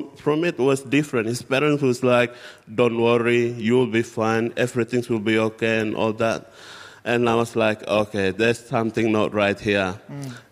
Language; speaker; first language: English; non-native, fluent; Indonesian